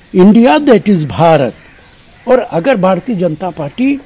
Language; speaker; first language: Hindi; native; Hindi